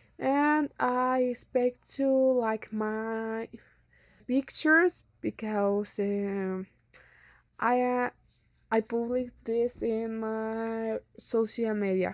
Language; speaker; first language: English; non-native, learner; Spanish